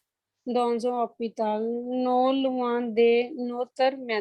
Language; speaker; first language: French; non-native, learner; Hindi